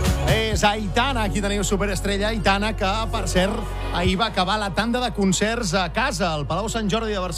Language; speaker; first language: Catalan; native; Catalan